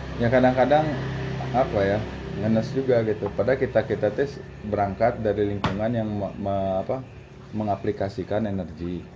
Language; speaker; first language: Indonesian; native; Indonesian